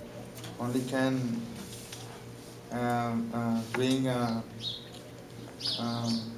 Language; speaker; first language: English; non-native, learner; Spanish